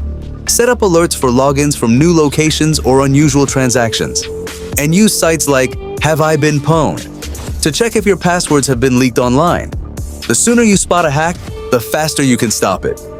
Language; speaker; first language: English; native; English